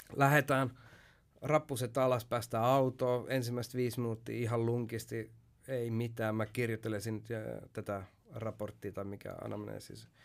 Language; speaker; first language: Finnish; early bilingual, heritage; Finnish